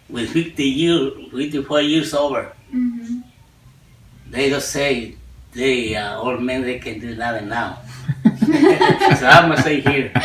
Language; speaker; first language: English; non-native, learner; Spanish